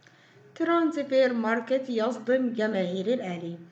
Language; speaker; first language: Arabic; native; Arabic